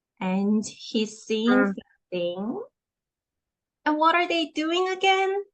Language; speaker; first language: English; non-native, fluent; Korean